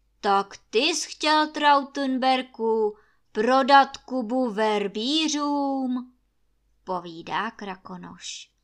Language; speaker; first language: Czech; native; Czech